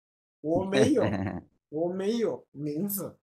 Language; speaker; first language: Chinese; non-native, fluent; Swahili